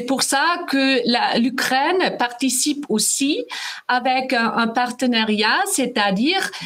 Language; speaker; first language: French; non-native, fluent; German